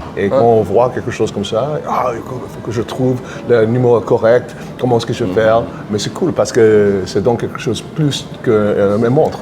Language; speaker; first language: French; non-native, fluent; English